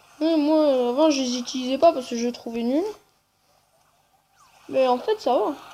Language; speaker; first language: French; native; French